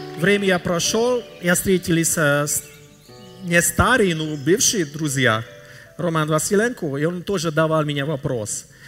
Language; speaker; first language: Russian; non-native, learner; Hungarian